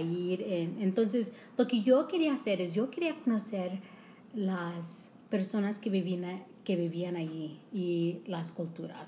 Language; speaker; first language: Spanish; early bilingual, heritage; English